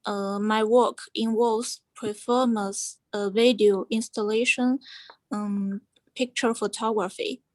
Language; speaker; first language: English; non-native, fluent; Chinese